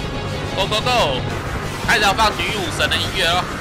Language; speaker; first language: Chinese; native; Chinese